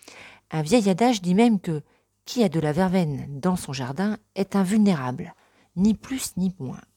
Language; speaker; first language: French; native; French